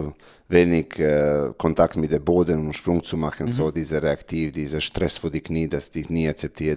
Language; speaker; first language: German; non-native, learner; Serbian